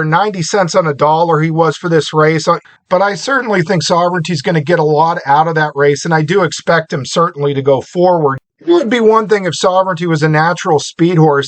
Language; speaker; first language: English; native; English